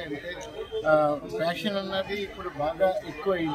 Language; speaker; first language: Telugu; native; Telugu